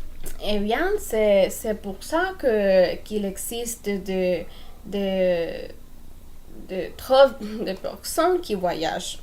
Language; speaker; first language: French; non-native, learner; Spanish